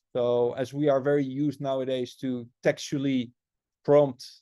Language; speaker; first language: English; non-native, fluent; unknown